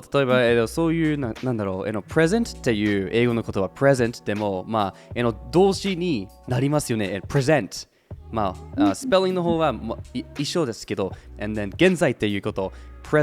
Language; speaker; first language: Japanese; non-native, fluent; English